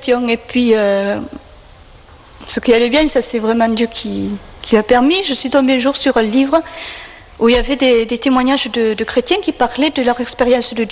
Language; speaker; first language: French; native; French